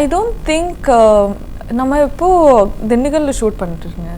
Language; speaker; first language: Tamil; non-native, learner; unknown